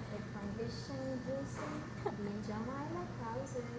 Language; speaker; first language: German; non-native, learner; Cebuano